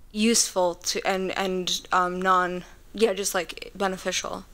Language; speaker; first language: English; native; English